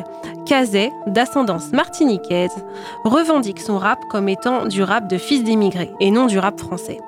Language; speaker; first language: French; native; French